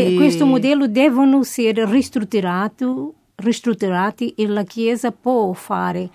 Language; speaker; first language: Italian; non-native, fluent; Portuguese